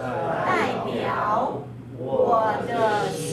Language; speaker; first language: Chinese; non-native, learner; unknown